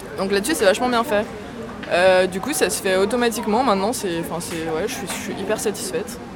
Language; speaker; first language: French; native; French